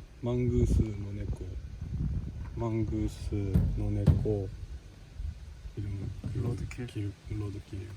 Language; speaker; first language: Korean; non-native, fluent; Japanese